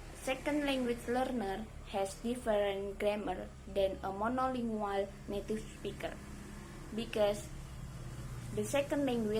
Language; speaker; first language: English; non-native, learner; Indonesian